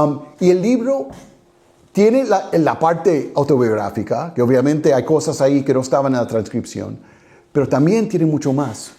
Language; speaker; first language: Spanish; non-native, fluent; English